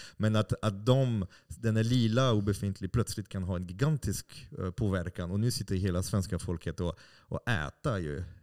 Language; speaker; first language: Swedish; non-native, fluent; French